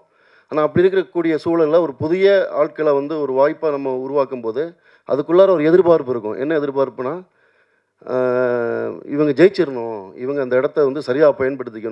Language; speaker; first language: Tamil; native; Tamil